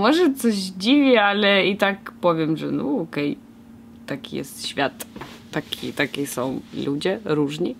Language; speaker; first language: Polish; non-native, fluent; Russian